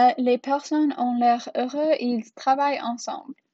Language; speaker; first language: French; non-native, learner; English